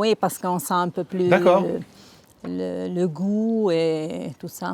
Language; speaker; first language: French; non-native, local second language; Italian